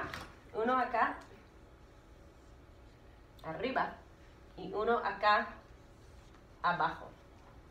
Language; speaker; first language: Spanish; non-native, fluent; English